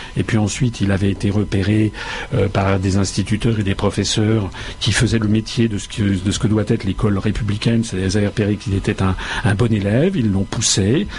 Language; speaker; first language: French; native; French